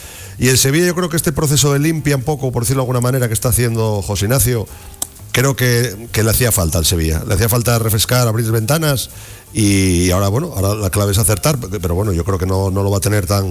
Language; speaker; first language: Spanish; native; Spanish